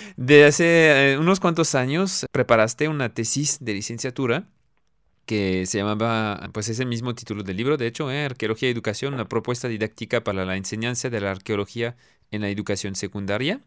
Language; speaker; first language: Spanish; non-native, fluent; French